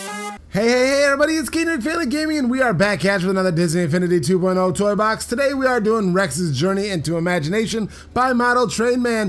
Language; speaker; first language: English; native; English